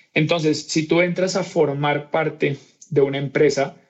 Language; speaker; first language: Spanish; native; Spanish